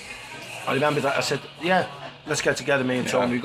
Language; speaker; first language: English; native; English